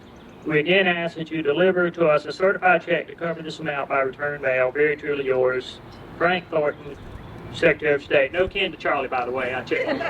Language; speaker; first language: English; native; English